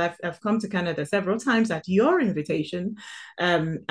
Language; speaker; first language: English; non-native, local second language; Igbo